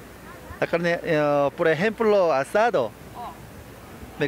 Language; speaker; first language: Spanish; non-native, learner; Korean